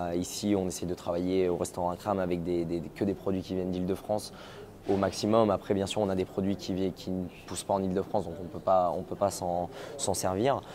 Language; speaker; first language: French; native; French